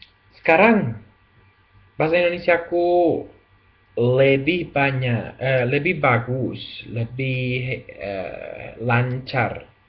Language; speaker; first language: Indonesian; non-native, learner; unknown